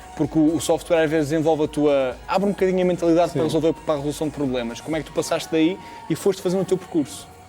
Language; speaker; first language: Portuguese; native; Portuguese